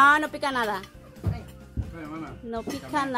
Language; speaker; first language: Spanish; non-native, learner; Indonesian